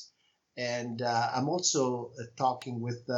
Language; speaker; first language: English; non-native, fluent; Italian